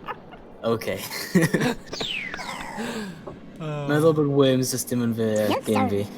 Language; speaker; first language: Welsh; non-native, local second language; English